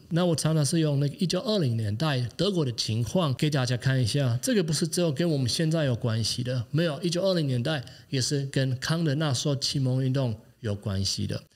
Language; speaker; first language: Chinese; non-native, fluent; German